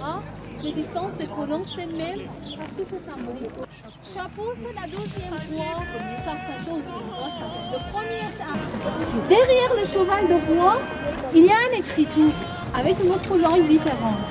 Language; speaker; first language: French; non-native, fluent; Persian